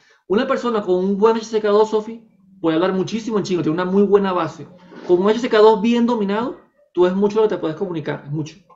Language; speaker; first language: Spanish; native; Spanish